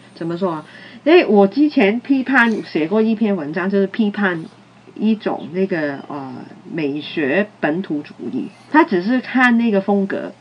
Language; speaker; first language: Chinese; non-native, local second language; Cantonese